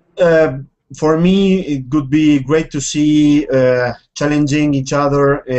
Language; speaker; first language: Italian; non-native, learner; Spanish